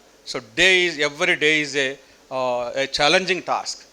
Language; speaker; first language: English; non-native, local second language; Telugu